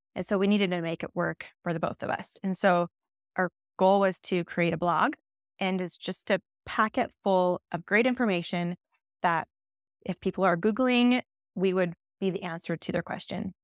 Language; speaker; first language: English; native; English